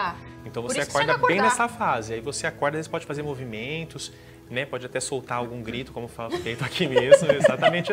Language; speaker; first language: Portuguese; native; Portuguese